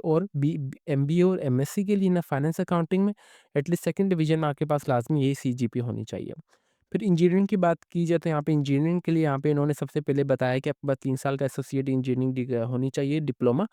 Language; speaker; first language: Hindi; non-native, local second language; Punjabi